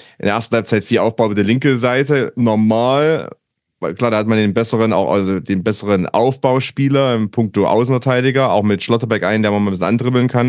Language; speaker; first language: German; native; German